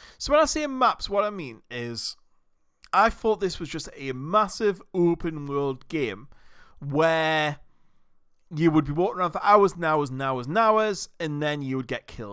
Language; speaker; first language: English; native; English